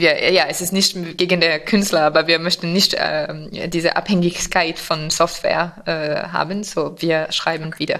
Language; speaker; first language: German; non-native, fluent; French